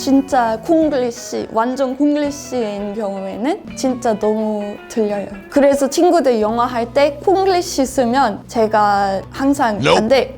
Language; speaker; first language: Korean; non-native, fluent; English